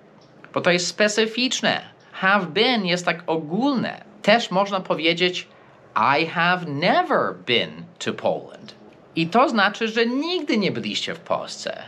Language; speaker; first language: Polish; non-native, fluent; English